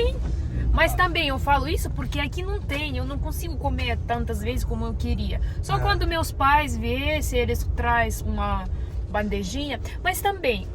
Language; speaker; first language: Portuguese; non-native, learner; Russian